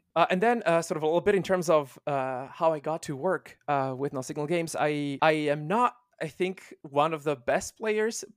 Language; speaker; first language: English; non-native, fluent; Italian